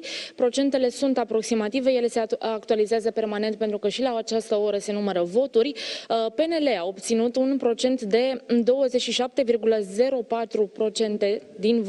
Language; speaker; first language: Romanian; native; Romanian